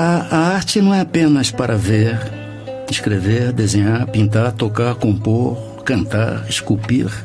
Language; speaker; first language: Portuguese; native; Portuguese